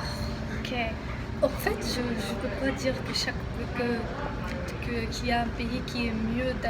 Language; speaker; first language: French; non-native, local second language; Arabic